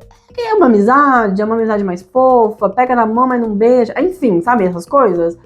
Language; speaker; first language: Portuguese; native; Portuguese